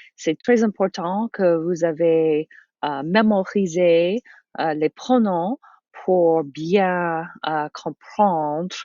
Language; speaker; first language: French; non-native, fluent; English